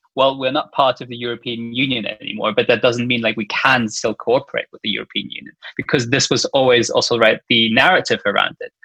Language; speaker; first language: English; non-native, fluent; Luxembourgish